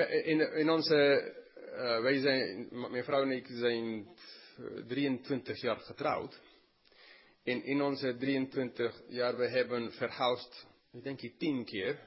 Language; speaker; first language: Dutch; non-native, fluent; English